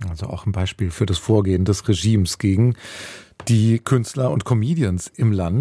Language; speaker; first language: German; native; German